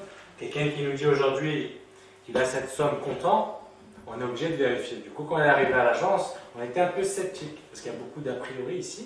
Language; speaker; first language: French; early bilingual, other home language; Turkish